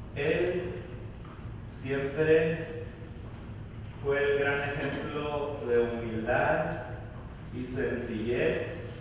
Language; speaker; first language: Spanish; early bilingual, heritage; Spanish